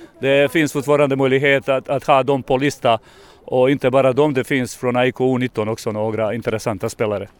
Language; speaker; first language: Swedish; non-native, fluent; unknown